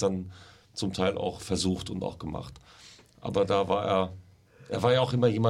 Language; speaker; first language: German; native; German